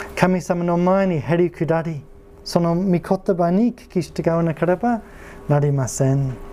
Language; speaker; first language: Japanese; non-native, fluent; English